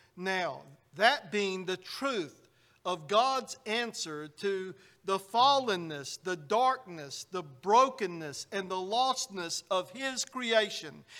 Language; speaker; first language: English; native; English